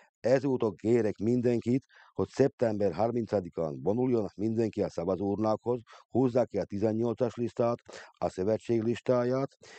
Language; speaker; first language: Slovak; non-native, local second language; Hungarian